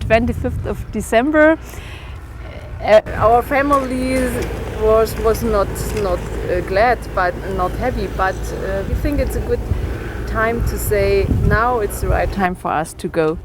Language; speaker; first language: English; non-native, learner; German